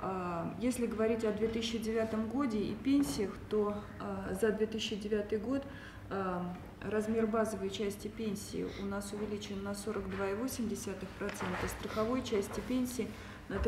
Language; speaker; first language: Russian; native; Russian